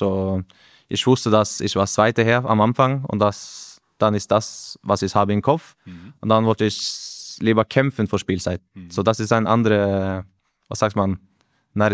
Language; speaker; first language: German; non-native, learner; Norwegian